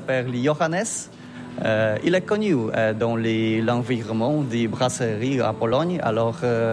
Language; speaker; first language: French; non-native, learner; Polish